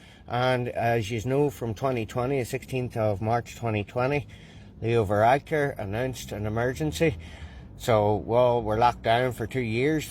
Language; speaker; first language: English; native; English